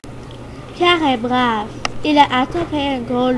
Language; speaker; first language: French; non-native, learner; English